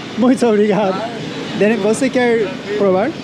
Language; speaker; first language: Portuguese; non-native, learner; Turkish